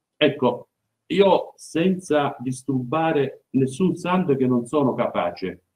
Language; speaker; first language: Italian; native; Italian